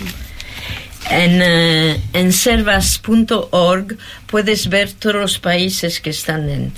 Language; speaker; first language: Spanish; non-native, fluent; French